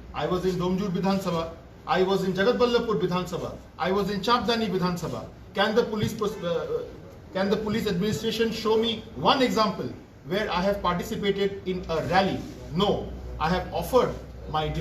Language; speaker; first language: English; non-native, local second language; Bangla